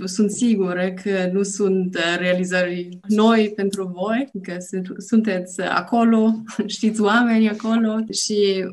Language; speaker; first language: Romanian; non-native, learner; German